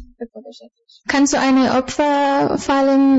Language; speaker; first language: German; non-native, fluent; Bulgarian